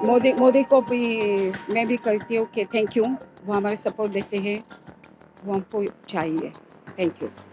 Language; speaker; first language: Hindi; early bilingual, heritage; Hindi